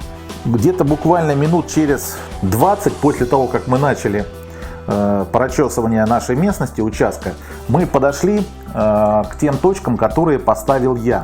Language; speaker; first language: Russian; native; Russian